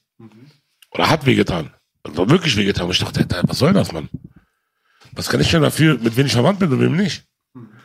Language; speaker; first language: German; early bilingual, other home language; Arabic